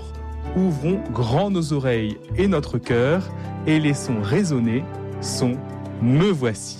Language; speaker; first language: French; native; French